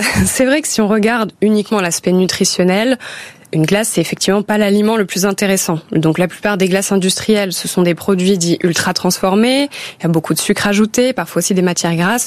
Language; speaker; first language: French; native; French